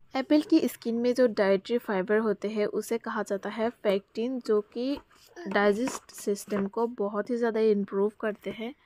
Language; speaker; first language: Hindi; non-native, local second language; Bangla